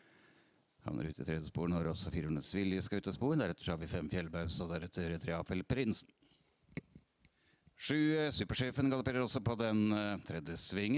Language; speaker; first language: Norwegian; native; Norwegian